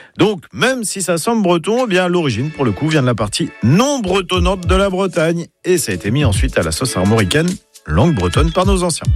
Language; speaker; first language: French; native; French